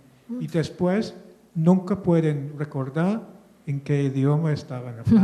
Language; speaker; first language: Spanish; non-native, fluent; English